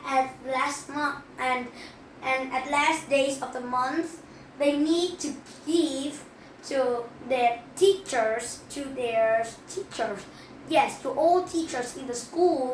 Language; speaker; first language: English; non-native, learner; Vietnamese